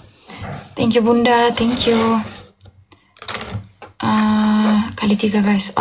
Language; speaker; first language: English; non-native, fluent; Turkish